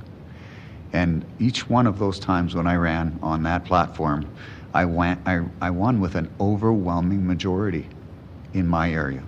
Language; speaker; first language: English; non-native, fluent; Ukrainian